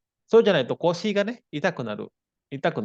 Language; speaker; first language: Japanese; non-native, fluent; Indonesian